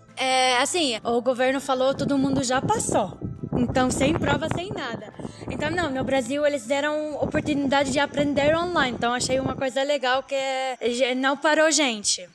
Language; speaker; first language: Portuguese; non-native, learner; Arabic